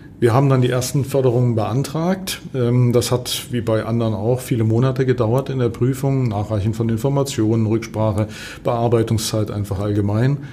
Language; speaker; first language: German; native; German